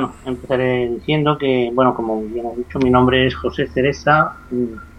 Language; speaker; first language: Spanish; native; Spanish